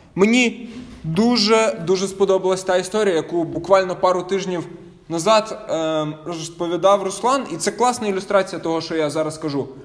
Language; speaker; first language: Ukrainian; non-native, local second language; Russian